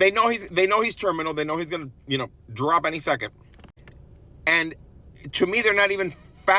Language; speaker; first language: English; native; English